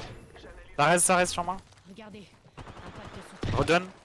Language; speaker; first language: French; native; French